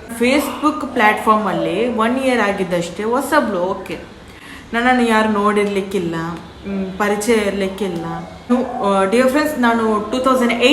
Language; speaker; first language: Kannada; non-native, local second language; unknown